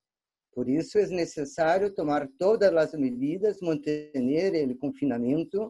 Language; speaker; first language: Spanish; non-native, fluent; Portuguese